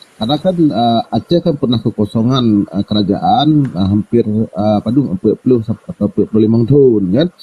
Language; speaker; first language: Malay; non-native, local second language; Achinese